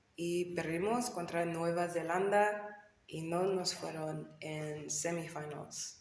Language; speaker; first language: Spanish; non-native, learner; English